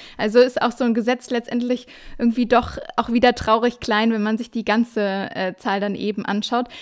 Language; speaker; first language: German; native; German